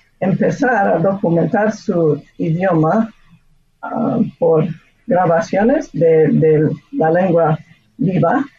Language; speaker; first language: Spanish; non-native, fluent; English